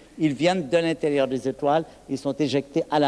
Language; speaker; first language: French; native; French